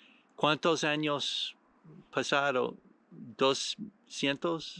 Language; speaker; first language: Spanish; non-native, learner; English